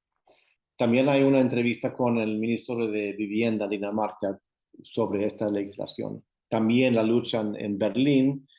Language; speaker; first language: Spanish; non-native, fluent; Swedish